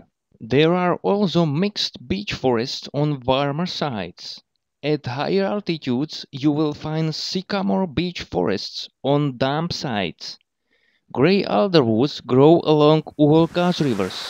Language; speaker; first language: English; non-native, fluent; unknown